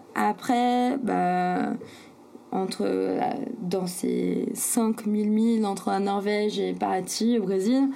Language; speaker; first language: French; non-native, fluent; Portuguese